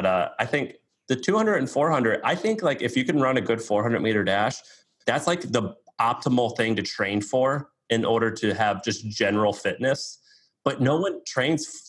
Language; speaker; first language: English; native; English